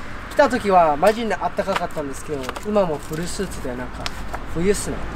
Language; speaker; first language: Japanese; early bilingual, other home language; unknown